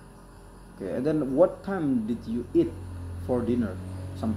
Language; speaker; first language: English; non-native, learner; Indonesian